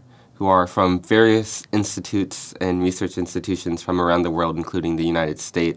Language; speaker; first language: English; native; English